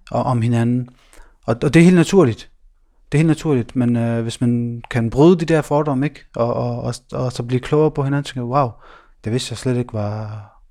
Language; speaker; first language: Danish; early bilingual, other home language; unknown